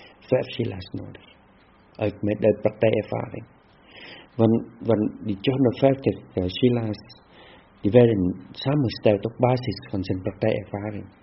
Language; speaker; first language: Dutch; non-native, fluent; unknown